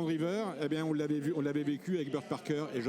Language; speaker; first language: French; native; French